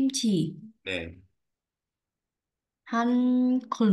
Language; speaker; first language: Korean; non-native, learner; Vietnamese